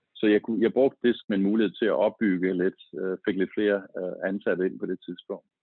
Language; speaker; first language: Danish; native; Danish